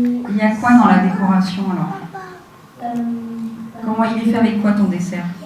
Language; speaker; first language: French; native; French